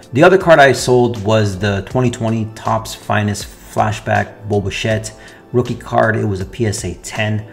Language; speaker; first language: English; native; English